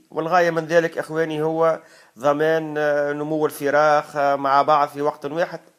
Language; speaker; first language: Arabic; native; Arabic